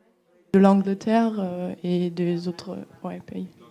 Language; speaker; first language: French; non-native, fluent; English